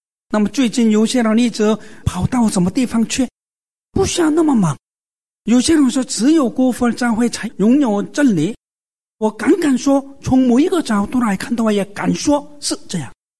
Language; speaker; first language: Chinese; non-native, fluent; Korean